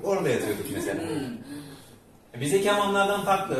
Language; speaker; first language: Turkish; native; Turkish